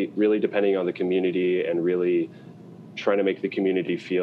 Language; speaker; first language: English; native; English